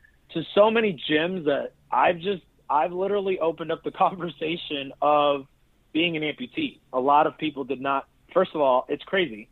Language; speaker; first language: English; native; English